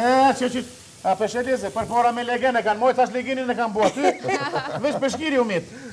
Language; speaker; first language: Albanian; native; Albanian